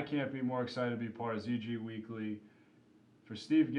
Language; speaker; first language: English; native; English